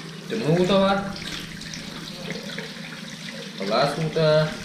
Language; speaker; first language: Russian; non-native, local second language; Yakut